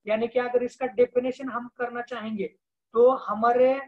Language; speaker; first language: Hindi; non-native, local second language; Marathi